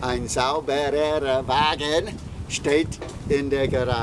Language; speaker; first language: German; non-native, fluent; English